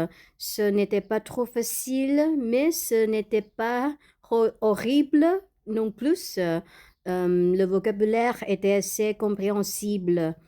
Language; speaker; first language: French; non-native, learner; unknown